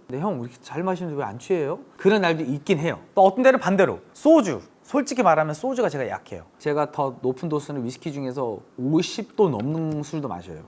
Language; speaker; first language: Korean; early bilingual, heritage; English